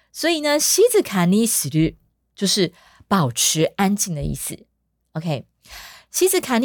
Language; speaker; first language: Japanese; non-native, fluent; Chinese